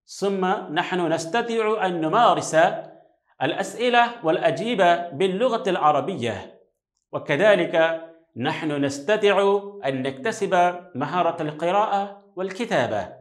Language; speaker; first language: Arabic; non-native, fluent; Bangla